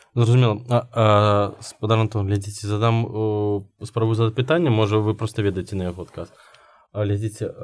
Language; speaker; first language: Belarusian; non-native, local second language; Russian